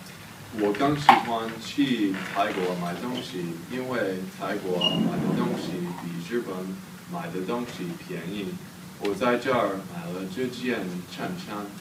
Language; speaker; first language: Chinese; non-native, learner; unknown